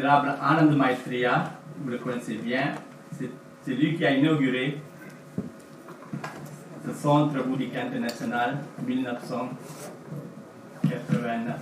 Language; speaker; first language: French; non-native, fluent; Sinhala